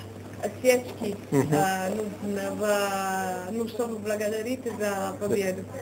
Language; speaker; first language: Russian; non-native, fluent; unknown